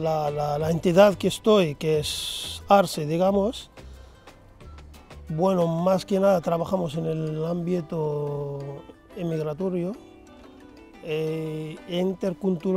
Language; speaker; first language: Spanish; non-native, fluent; Arabic